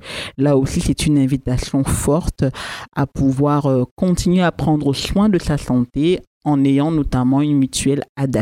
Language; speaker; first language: French; native; French